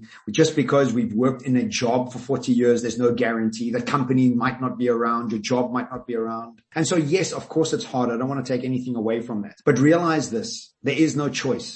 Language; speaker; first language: English; native; English